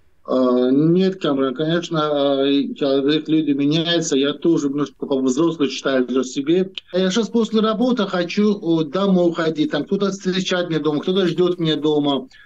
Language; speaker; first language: Russian; non-native, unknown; Turkish